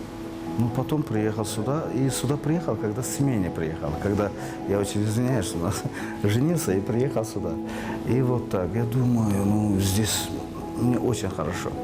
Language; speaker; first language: Russian; non-native, learner; Azerbaijani